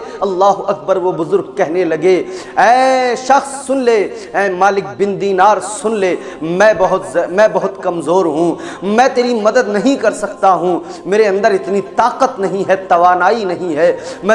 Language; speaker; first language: Urdu; native; Urdu